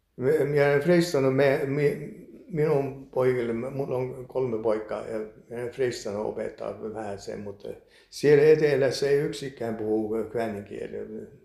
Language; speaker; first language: Finnish; early bilingual, heritage; Finnish